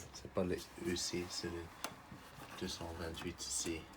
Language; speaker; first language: French; non-native, fluent; Dutch